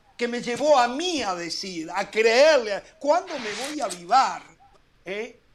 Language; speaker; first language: Spanish; native; Spanish